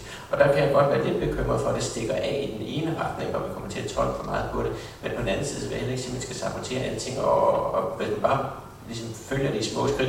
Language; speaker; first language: Danish; native; Danish